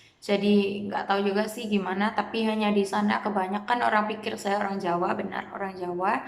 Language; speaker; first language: Indonesian; non-native, fluent; Khmer